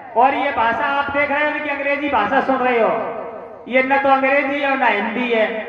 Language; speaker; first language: Hindi; native; Hindi